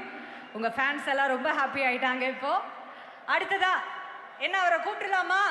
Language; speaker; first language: Tamil; native; Tamil